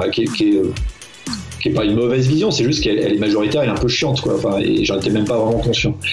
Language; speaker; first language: French; native; French